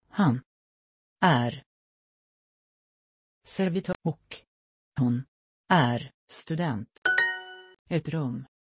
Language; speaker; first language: Swedish; non-native, learner; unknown